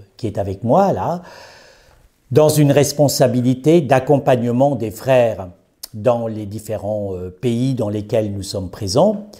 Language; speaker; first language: French; native; French